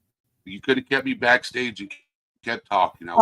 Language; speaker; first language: English; native; English